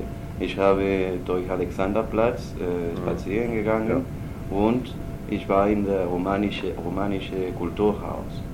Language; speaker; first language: German; non-native, learner; Spanish